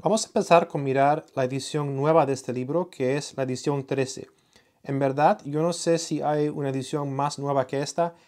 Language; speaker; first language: Spanish; early bilingual, heritage; Spanish